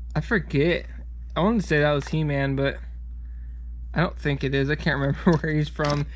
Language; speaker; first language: English; native; English